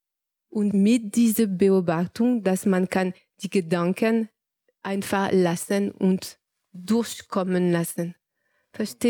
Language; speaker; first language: German; non-native, fluent; French